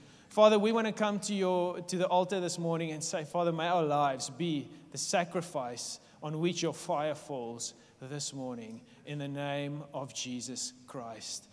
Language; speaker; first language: English; non-native, local second language; Afrikaans